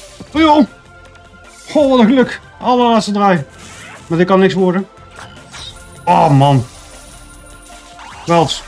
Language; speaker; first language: Dutch; native; Dutch